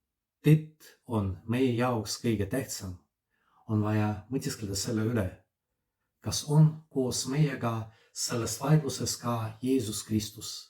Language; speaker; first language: Estonian; non-native, fluent; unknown